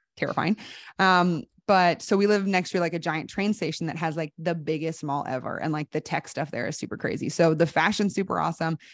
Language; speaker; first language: English; native; English